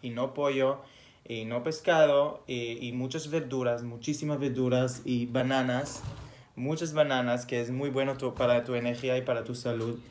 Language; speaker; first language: Spanish; non-native, fluent; Hebrew